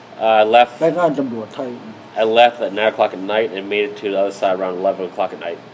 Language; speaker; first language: English; early bilingual, other home language; Lao